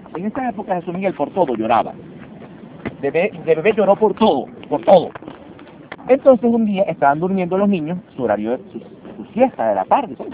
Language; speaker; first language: Spanish; native; Spanish